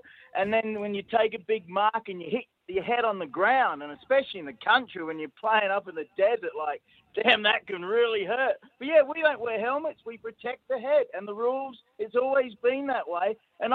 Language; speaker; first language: English; native; English